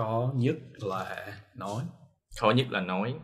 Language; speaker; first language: Vietnamese; non-native, learner; English